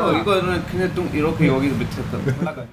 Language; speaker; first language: Korean; non-native, fluent; Urdu